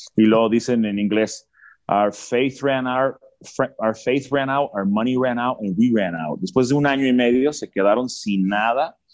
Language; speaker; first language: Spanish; early bilingual, other home language; English